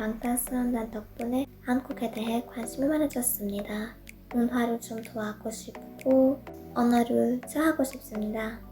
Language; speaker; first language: Korean; non-native, learner; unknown